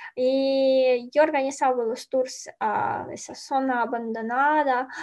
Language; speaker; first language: Spanish; non-native, learner; Ukrainian